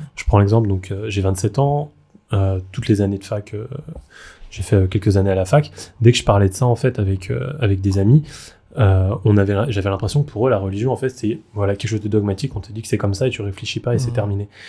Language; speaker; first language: French; native; French